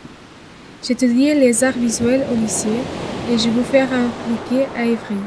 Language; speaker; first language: French; non-native, learner; Portuguese